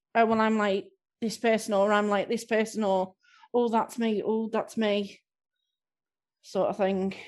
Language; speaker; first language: English; native; English